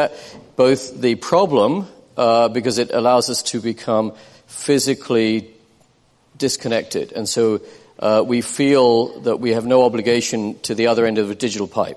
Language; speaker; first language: English; native; English